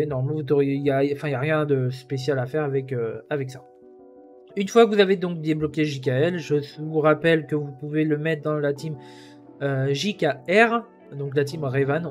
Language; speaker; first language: French; native; French